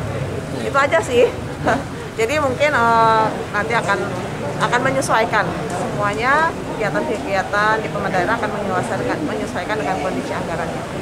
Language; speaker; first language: Indonesian; native; Indonesian